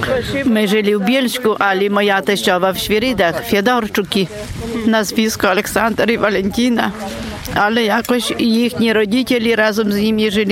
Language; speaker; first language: Polish; non-native, local second language; Ukrainian